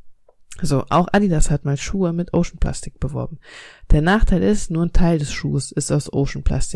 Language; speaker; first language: German; native; German